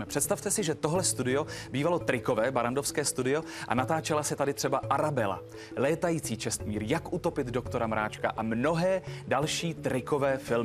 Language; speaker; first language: Czech; native; Czech